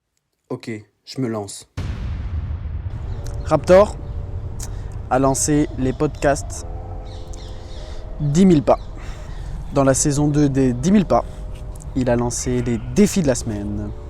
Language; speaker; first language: French; native; French